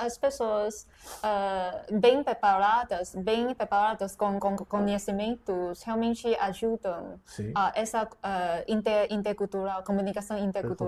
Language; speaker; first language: Portuguese; non-native, fluent; Chinese